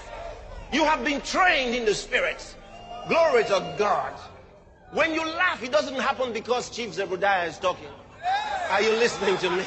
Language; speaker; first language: English; non-native, local second language; Yoruba